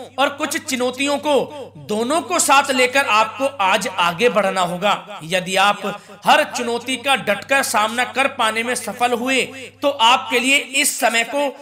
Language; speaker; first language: Hindi; native; Hindi